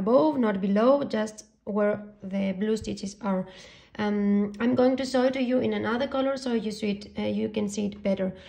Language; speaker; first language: English; non-native, fluent; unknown